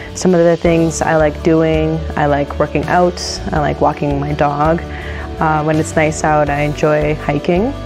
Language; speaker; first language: English; native; English